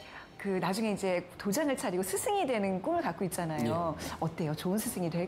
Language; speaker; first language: Korean; native; Korean